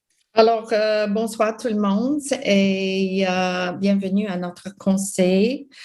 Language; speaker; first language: French; non-native, local second language; English